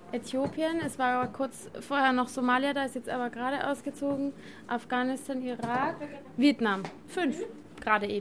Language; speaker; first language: German; native; German